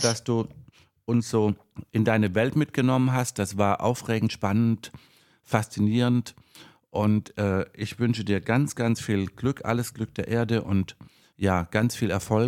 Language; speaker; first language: German; native; German